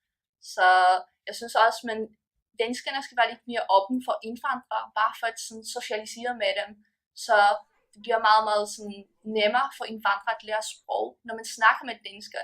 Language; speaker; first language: Danish; early bilingual, other home language; Polish